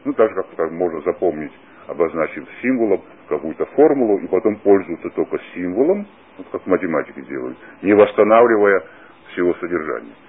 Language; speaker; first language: Russian; non-native, local second language; Georgian